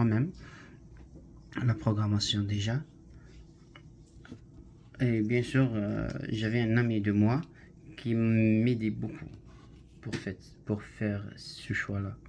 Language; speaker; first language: French; non-native, learner; Arabic